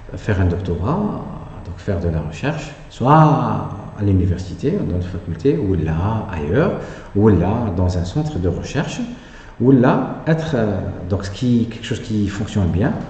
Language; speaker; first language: French; non-native, local second language; Arabic